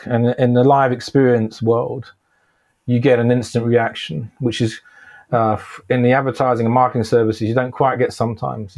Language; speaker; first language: English; native; English